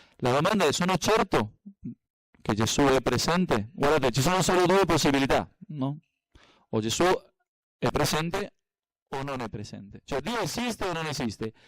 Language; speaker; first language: Italian; non-native, fluent; Spanish